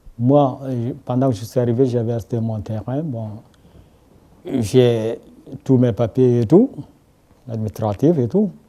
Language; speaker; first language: French; non-native, local second language; Wolof